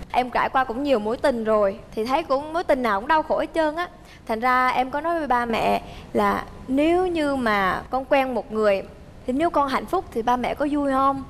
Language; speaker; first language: Vietnamese; early bilingual, heritage; Vietnamese